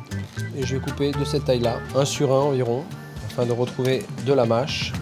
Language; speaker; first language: French; native; French